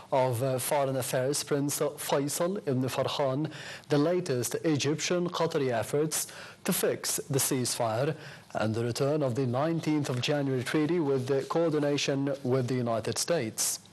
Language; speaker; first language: English; non-native, local second language; Arabic